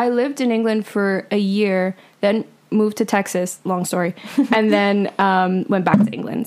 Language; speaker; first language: English; early bilingual, other home language; Spanish